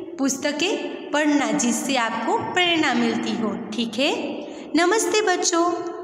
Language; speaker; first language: Hindi; non-native, local second language; Gujarati